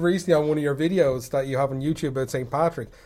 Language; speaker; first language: English; native; English